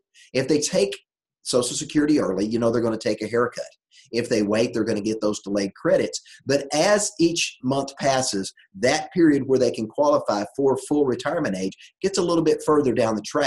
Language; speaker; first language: English; native; English